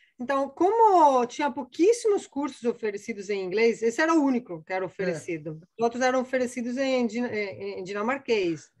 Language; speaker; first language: Portuguese; non-native, fluent; Italian